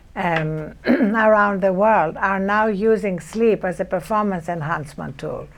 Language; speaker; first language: English; non-native, fluent; Greek